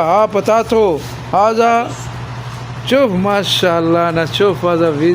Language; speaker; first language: Arabic; non-native, learner; Urdu